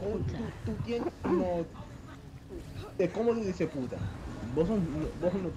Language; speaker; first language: Spanish; early bilingual, heritage; Spanish